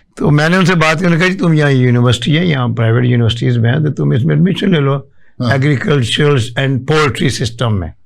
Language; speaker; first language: Urdu; non-native, local second language; Punjabi